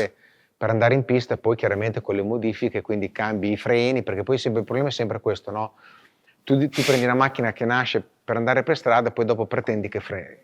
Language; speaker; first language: Italian; native; Italian